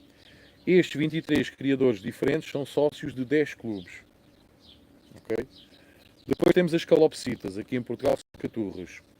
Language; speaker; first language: Portuguese; native; Portuguese